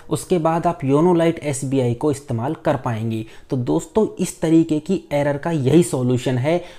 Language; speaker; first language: Hindi; native; Hindi